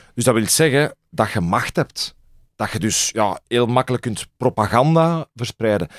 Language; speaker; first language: Dutch; native; Dutch